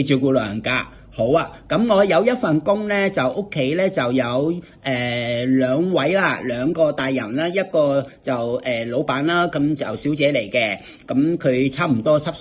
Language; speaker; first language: Cantonese; native; Cantonese